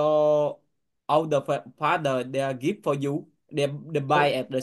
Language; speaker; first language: English; non-native, learner; Vietnamese